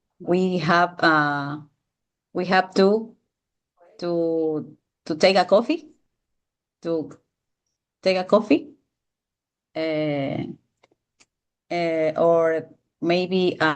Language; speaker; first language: English; non-native, learner; Spanish